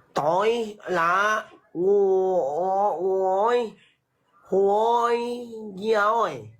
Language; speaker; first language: Vietnamese; non-native, learner; Sundanese